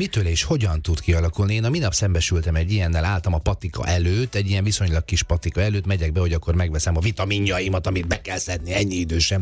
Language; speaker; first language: Hungarian; native; Hungarian